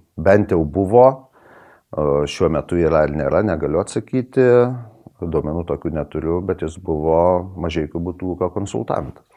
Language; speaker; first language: Lithuanian; native; Lithuanian